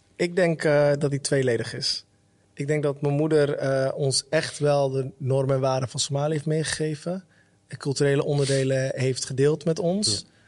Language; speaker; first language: Dutch; early bilingual, other home language; Somali